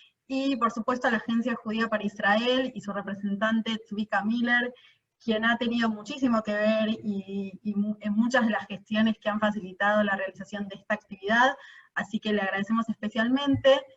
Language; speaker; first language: Spanish; native; Spanish